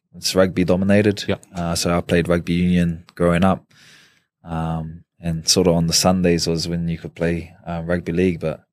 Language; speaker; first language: English; native; English